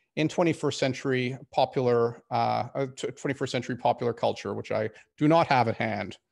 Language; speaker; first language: English; native; English